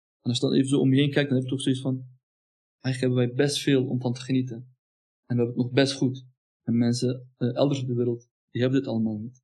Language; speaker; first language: Dutch; early bilingual, other home language; Turkish